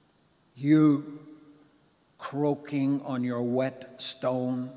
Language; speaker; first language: English; native; English